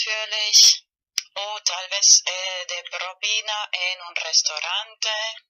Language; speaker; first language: Spanish; non-native, fluent; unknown